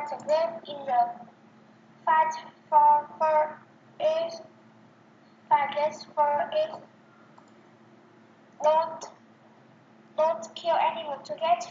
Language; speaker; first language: English; non-native, learner; Vietnamese